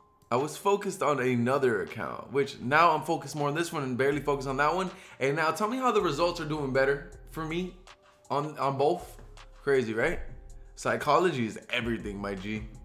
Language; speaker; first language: English; early bilingual, other home language; Spanish